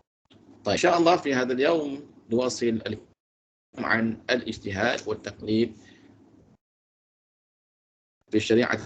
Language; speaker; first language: Arabic; non-native, fluent; Malay